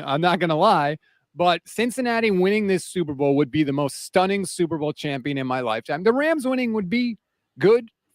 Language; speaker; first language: English; native; English